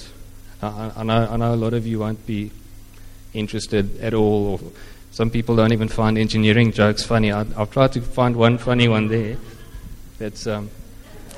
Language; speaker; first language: English; non-native, local second language; Afrikaans